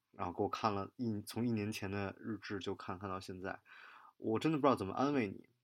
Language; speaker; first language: Chinese; native; Chinese